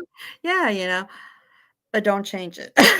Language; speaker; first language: English; native; English